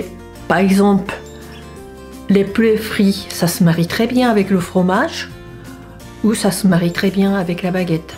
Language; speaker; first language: French; non-native, fluent; Japanese